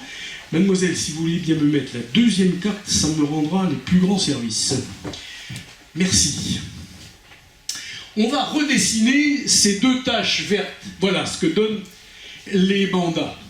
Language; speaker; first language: French; native; French